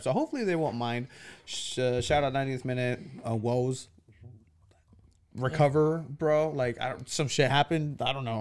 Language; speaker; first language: English; early bilingual, other home language; Spanish